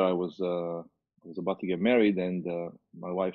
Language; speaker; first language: English; non-native, fluent; Hebrew